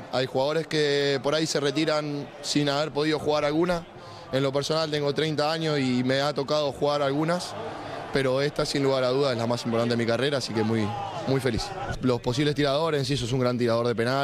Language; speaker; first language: Spanish; native; Spanish